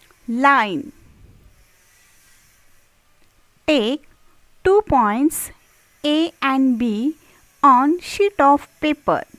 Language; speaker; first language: English; non-native, local second language; Marathi